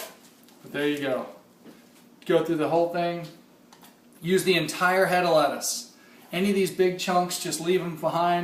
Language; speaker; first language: English; native; English